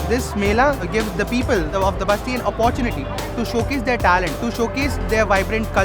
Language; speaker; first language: English; non-native, local second language; Hindi